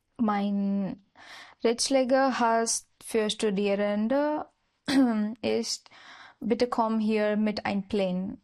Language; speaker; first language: German; non-native, learner; Marathi